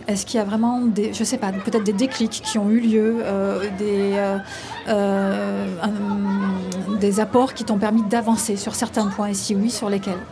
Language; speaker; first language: French; native; French